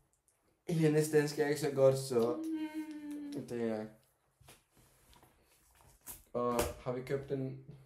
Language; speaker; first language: Danish; non-native, learner; Turkish